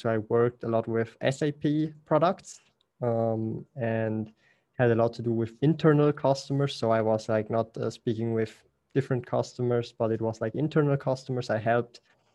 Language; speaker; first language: English; non-native, fluent; Swiss German